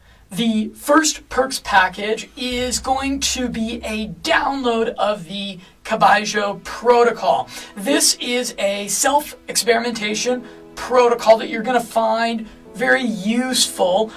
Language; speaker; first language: English; native; English